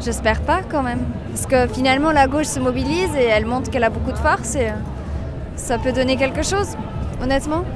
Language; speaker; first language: French; non-native, fluent; German